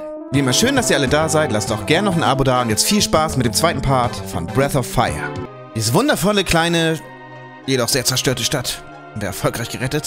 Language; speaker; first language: German; native; German